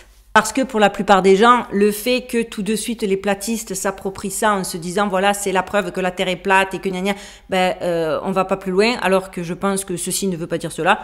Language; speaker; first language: French; native; French